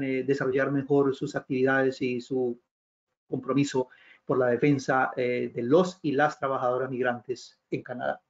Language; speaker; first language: Spanish; native; Spanish